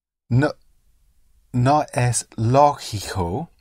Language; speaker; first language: Spanish; non-native, learner; English